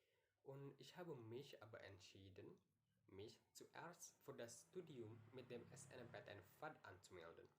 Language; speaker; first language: German; non-native, learner; Indonesian